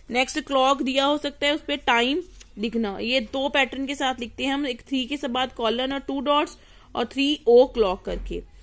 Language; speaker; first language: Hindi; native; Hindi